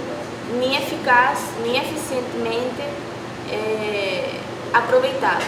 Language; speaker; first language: Portuguese; non-native, fluent; Spanish